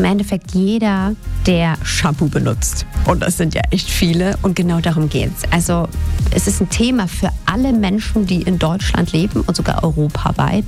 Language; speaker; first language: German; native; German